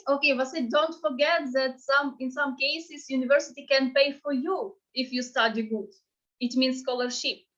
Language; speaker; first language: English; non-native, fluent; Ukrainian